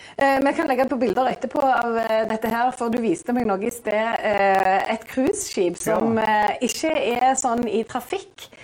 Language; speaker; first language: Norwegian; native; Norwegian